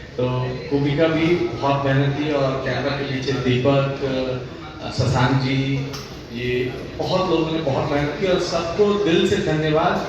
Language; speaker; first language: Hindi; native; Hindi